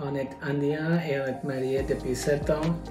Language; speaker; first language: French; non-native, fluent; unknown